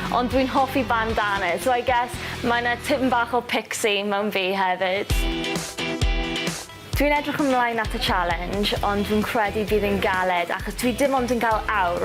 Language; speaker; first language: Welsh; non-native, local second language; English